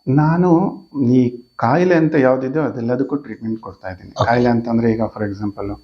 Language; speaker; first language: Kannada; native; Kannada